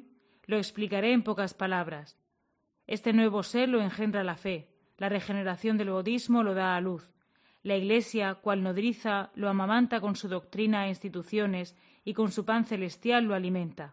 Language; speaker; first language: Spanish; native; Spanish